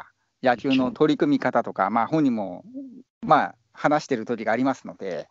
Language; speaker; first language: Japanese; native; Japanese